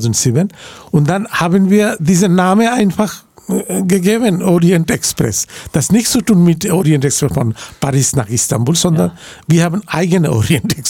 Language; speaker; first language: German; non-native, learner; Bangla